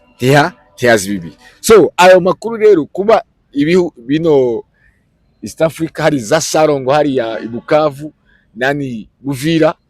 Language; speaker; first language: Kinyarwanda; native; Kinyarwanda